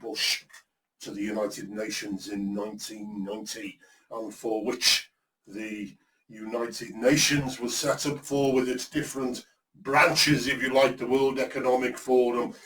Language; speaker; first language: English; native; English